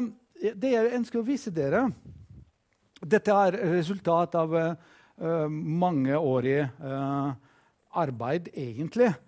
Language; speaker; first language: Norwegian; non-native, fluent; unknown